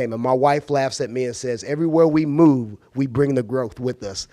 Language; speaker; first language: English; native; English